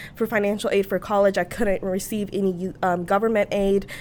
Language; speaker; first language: English; native; English